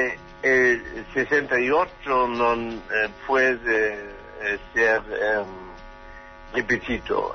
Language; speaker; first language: Spanish; non-native, learner; German